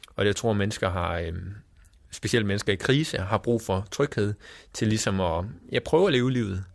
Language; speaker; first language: Danish; native; Danish